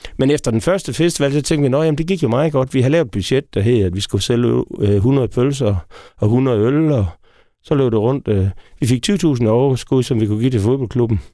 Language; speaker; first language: Danish; native; Danish